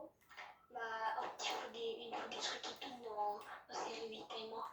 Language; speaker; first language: French; native; French